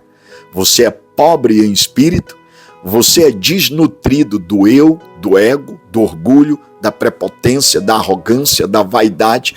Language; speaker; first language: Portuguese; native; Portuguese